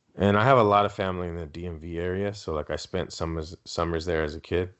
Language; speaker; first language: English; early bilingual, other home language; Spanish